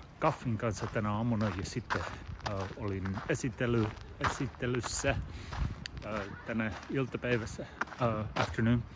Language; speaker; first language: Finnish; non-native, learner; English